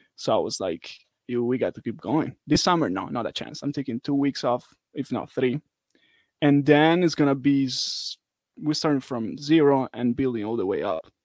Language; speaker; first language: English; non-native, fluent; Italian